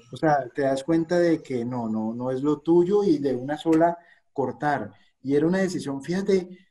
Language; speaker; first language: Spanish; native; Spanish